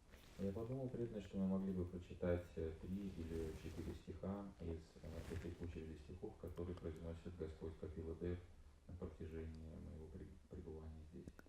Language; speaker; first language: Russian; native; Russian